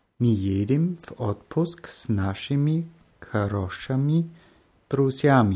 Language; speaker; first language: Russian; non-native, learner; German